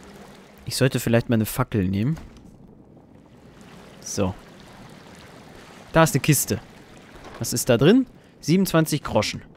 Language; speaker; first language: German; native; German